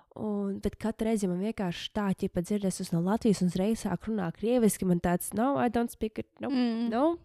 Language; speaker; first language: Latvian; early bilingual, heritage; Latvian